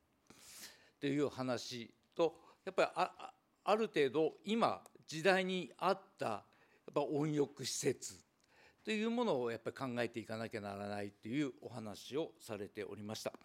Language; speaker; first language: Japanese; native; Japanese